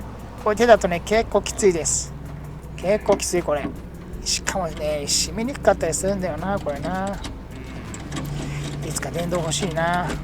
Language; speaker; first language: Japanese; native; Japanese